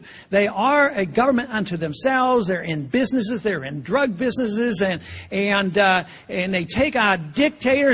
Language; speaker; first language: English; native; English